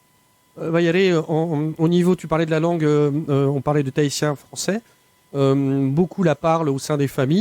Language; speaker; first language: French; native; French